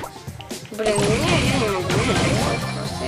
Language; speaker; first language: Russian; native; Russian